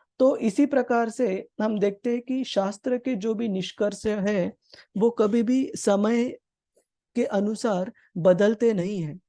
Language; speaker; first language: Hindi; non-native, local second language; Marathi